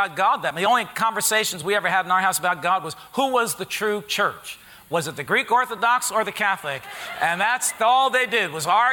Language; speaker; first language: English; native; English